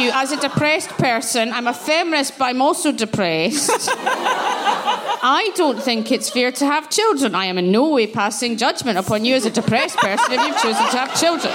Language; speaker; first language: English; native; English